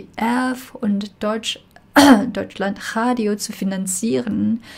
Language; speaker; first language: German; non-native, fluent; Chinese